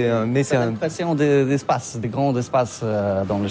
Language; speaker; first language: French; non-native, learner; Polish